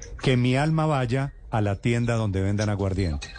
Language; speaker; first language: Spanish; native; Spanish